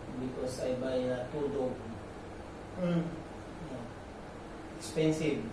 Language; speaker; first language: English; non-native, learner; Filipino